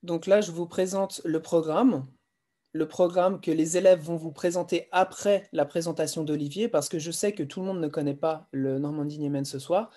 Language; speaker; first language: French; native; French